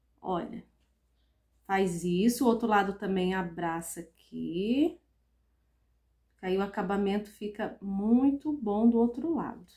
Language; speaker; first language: Portuguese; native; Portuguese